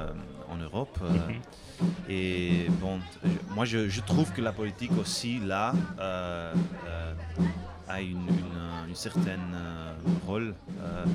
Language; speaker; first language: French; non-native, fluent; Dutch